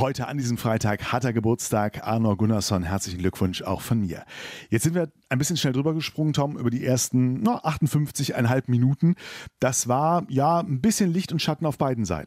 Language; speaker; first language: German; native; German